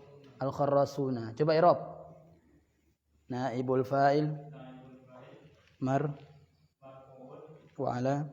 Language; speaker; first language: Arabic; non-native, fluent; Indonesian